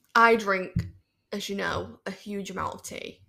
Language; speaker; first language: English; native; English